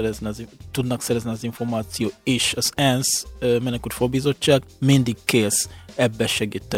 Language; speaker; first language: Hungarian; non-native, fluent; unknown